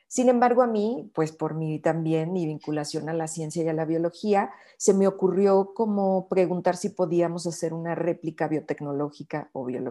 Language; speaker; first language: Spanish; native; Spanish